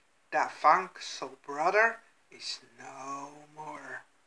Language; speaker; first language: English; non-native, fluent; Dutch